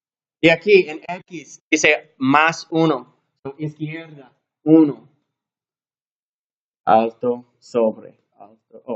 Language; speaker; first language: Spanish; non-native, learner; English